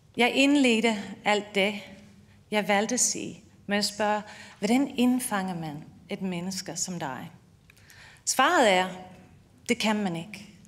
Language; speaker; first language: Danish; non-native, fluent; English